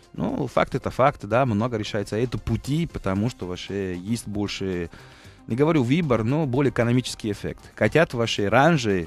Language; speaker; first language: Russian; non-native, fluent; Italian